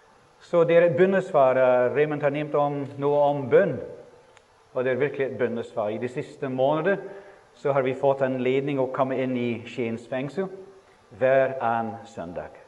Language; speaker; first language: Norwegian; non-native, fluent; English